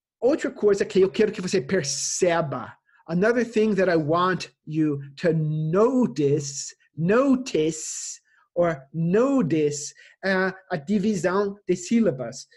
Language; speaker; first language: Portuguese; non-native, fluent; English